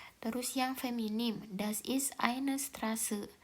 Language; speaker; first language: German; non-native, learner; Indonesian